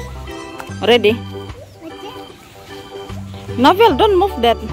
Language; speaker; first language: English; non-native, local second language; Malay